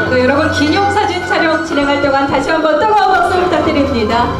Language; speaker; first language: Korean; native; Korean